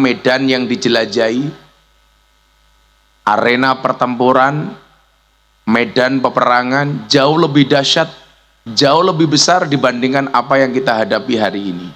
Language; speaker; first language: Indonesian; non-native, local second language; Javanese